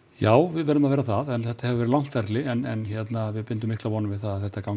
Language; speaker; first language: Icelandic; native; Icelandic